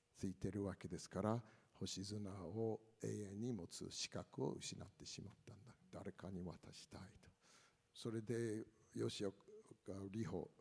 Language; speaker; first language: Japanese; non-native, fluent; English